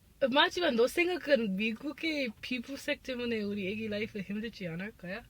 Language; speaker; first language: Korean; non-native, learner; English